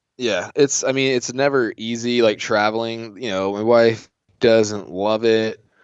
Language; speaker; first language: English; native; English